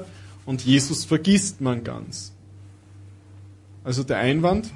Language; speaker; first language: German; native; German